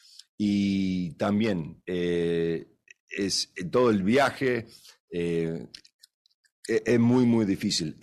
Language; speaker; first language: Spanish; early bilingual, heritage; Spanish